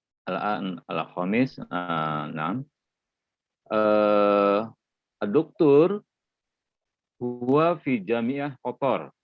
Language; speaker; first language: Arabic; non-native, learner; Indonesian